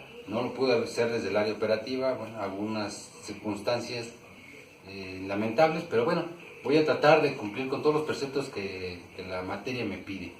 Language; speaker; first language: Spanish; native; Spanish